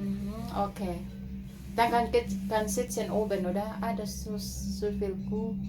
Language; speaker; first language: German; non-native, learner; Filipino